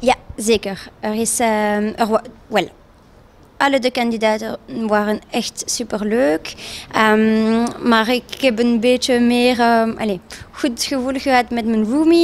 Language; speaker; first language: Dutch; non-native, local second language; French